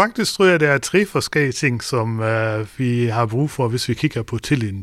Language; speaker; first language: Danish; non-native, fluent; German